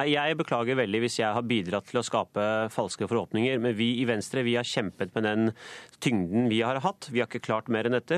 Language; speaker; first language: Norwegian; native; Norwegian